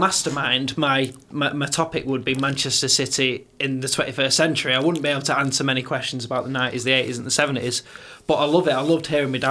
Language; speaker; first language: English; native; English